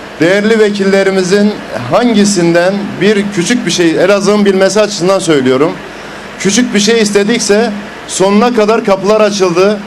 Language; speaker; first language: Turkish; native; Turkish